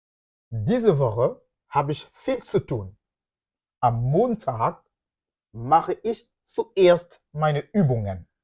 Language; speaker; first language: German; non-native, fluent; French